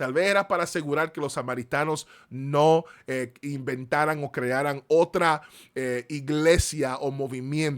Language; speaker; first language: Spanish; early bilingual, heritage; Spanish